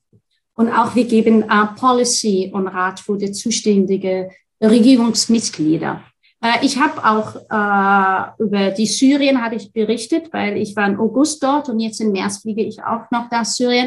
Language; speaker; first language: German; non-native, fluent; Arabic